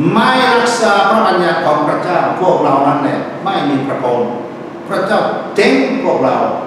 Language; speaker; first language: Thai; non-native, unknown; Korean